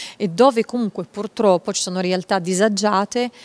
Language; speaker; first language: Italian; non-native, fluent; Hebrew